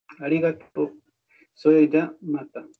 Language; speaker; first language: Japanese; non-native, learner; Spanish